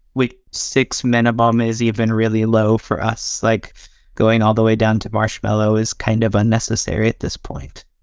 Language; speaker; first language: English; native; English